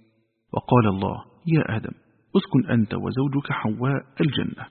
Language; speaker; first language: Arabic; native; Arabic